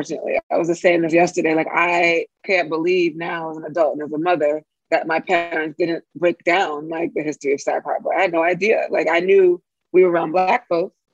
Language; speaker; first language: English; native; English